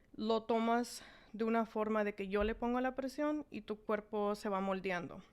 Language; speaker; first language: Spanish; early bilingual, heritage; Spanish